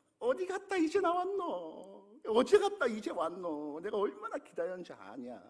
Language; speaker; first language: Korean; native; Korean